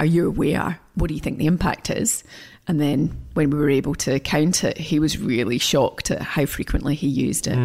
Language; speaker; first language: English; native; English